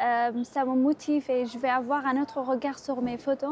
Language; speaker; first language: French; non-native, fluent; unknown